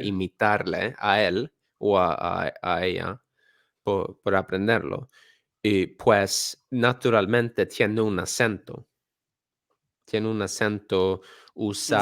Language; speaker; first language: Spanish; non-native, fluent; Swedish